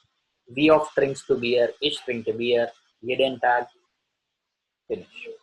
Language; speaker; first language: German; non-native, learner; Gujarati